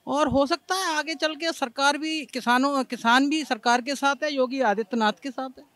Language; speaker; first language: Hindi; native; Hindi